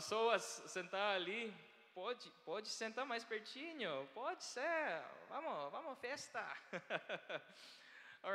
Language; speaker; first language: Portuguese; non-native, learner; Filipino